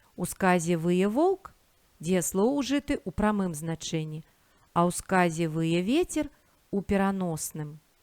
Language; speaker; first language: Belarusian; native; Belarusian